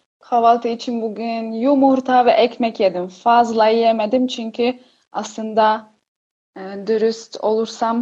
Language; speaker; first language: Turkish; non-native, learner; Polish